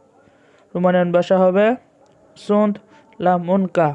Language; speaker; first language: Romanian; non-native, fluent; Bangla